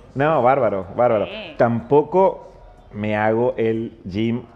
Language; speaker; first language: Spanish; native; Spanish